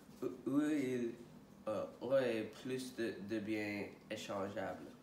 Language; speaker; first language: French; non-native, learner; English